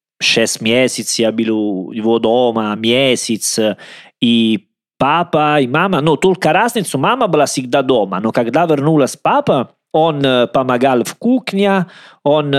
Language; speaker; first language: Russian; non-native, learner; Italian